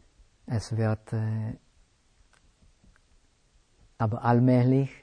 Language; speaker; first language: German; non-native, fluent; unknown